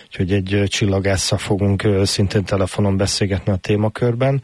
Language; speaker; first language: Hungarian; native; Hungarian